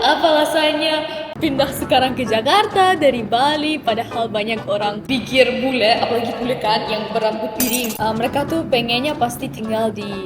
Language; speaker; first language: Indonesian; non-native, fluent; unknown